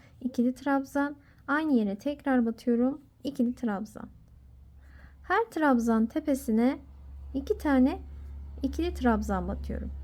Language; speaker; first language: Turkish; native; Turkish